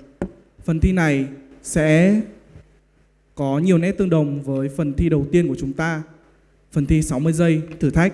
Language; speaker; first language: Vietnamese; native; Vietnamese